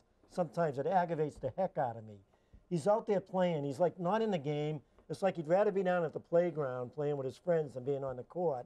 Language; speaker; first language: English; native; English